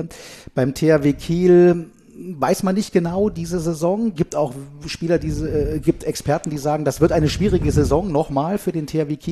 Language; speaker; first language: German; native; German